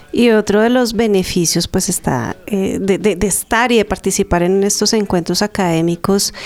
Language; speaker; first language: Spanish; native; Spanish